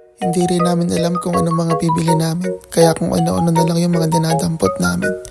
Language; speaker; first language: Filipino; native; Filipino